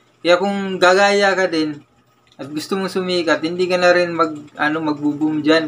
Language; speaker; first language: Filipino; non-native, local second language; Cebuano